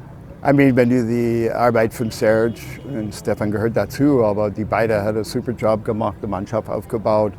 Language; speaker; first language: German; non-native, fluent; English